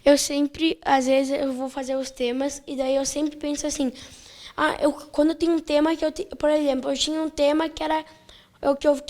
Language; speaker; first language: Portuguese; native; Portuguese